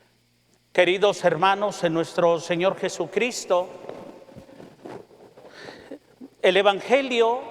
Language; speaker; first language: Spanish; native; Spanish